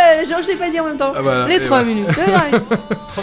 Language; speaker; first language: French; native; French